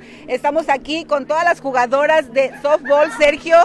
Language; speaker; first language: Spanish; native; Spanish